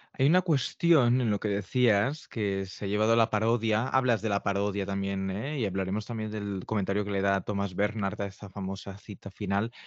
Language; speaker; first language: Spanish; non-native, local second language; Catalan